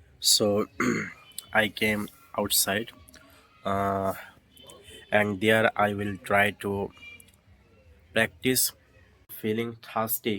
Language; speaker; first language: English; non-native, learner; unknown